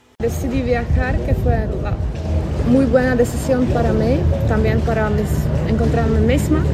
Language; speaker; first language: Spanish; non-native, learner; Czech